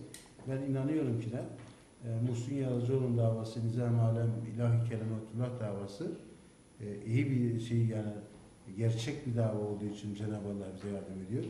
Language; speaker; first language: Turkish; native; Turkish